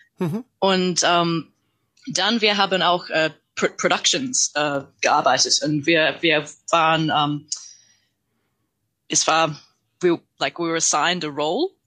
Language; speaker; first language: German; non-native, learner; English